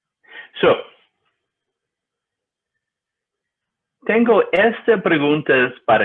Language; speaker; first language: Spanish; non-native, learner; English